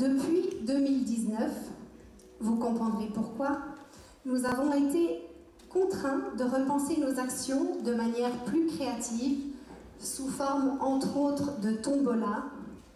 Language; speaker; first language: French; native; French